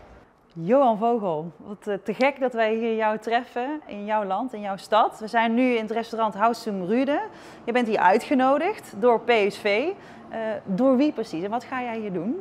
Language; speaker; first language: Dutch; native; Dutch